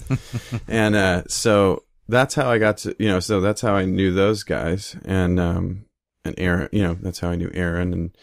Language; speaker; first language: English; native; English